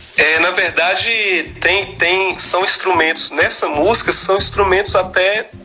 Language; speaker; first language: Portuguese; native; Portuguese